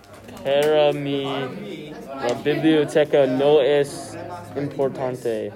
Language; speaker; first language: Spanish; non-native, learner; English